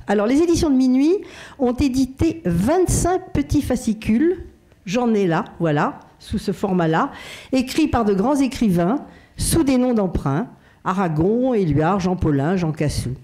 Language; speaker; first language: French; native; French